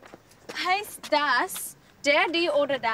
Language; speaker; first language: German; non-native, learner; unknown